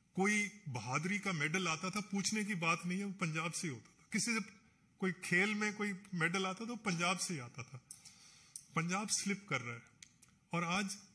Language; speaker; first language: Hindi; non-native, local second language; Punjabi